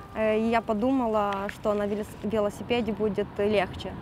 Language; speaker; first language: Russian; non-native, local second language; Romanian